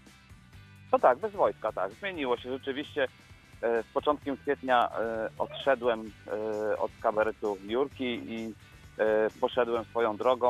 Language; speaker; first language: Polish; native; Polish